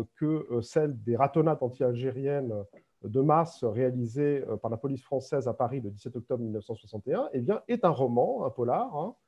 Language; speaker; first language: French; native; French